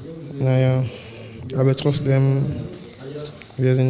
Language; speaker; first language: German; non-native, learner; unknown